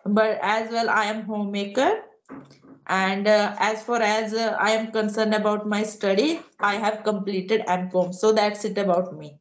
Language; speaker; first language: English; non-native, local second language; Hindi